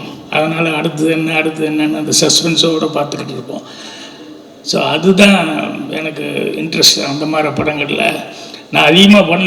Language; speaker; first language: Tamil; native; Tamil